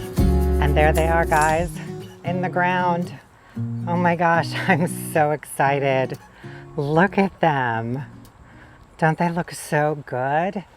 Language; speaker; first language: English; native; English